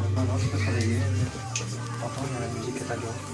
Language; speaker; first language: French; native; French